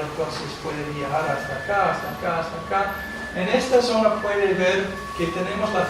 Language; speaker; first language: Spanish; non-native, fluent; English